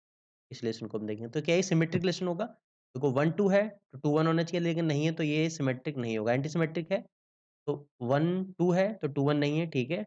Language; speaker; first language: Hindi; native; Hindi